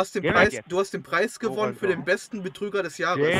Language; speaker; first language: German; native; German